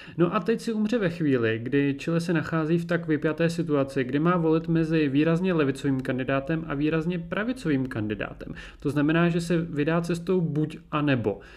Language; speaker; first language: Czech; native; Czech